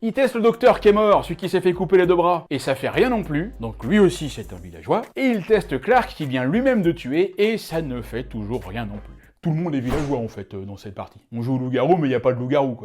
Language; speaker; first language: French; native; French